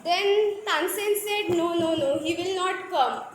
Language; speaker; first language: English; non-native, local second language; Marathi